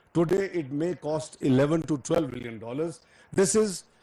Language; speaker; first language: English; non-native, local second language; Urdu